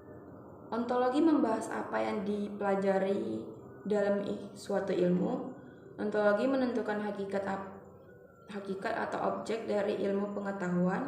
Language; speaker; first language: Indonesian; native; Indonesian